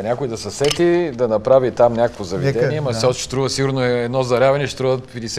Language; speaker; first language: Bulgarian; native; Bulgarian